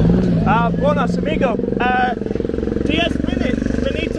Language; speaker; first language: Spanish; non-native, learner; English